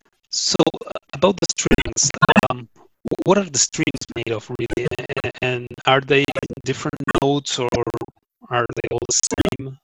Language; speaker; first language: English; non-native, fluent; Spanish